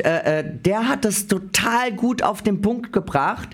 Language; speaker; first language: German; native; German